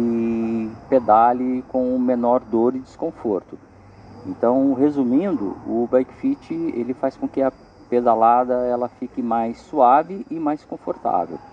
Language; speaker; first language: Portuguese; native; Portuguese